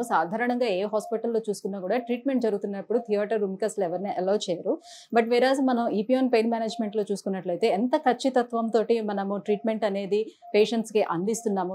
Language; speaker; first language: Telugu; native; Telugu